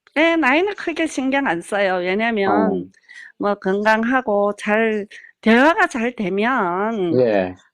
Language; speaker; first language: Korean; early bilingual, heritage; Korean